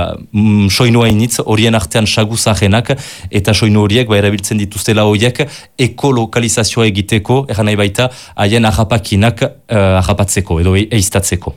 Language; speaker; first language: Basque; native; Basque